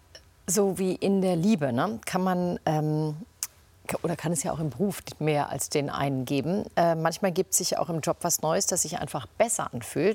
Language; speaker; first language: German; native; German